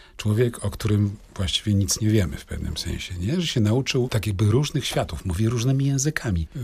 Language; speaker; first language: Polish; native; Polish